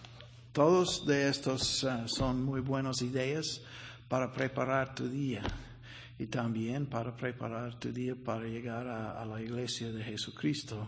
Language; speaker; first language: Spanish; non-native, learner; English